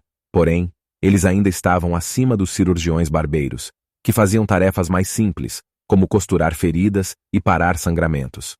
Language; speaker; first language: Portuguese; native; Portuguese